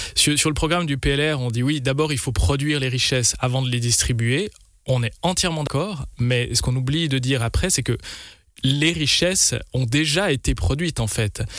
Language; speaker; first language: French; native; French